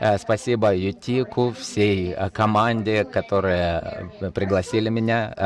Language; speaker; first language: Russian; non-native, fluent; Italian